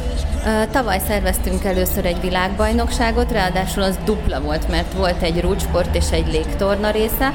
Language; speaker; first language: Hungarian; native; Hungarian